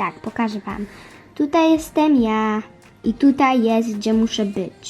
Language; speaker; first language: Polish; early bilingual, heritage; Polish